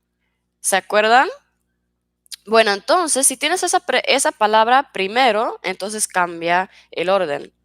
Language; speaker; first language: Spanish; non-native, fluent; Swedish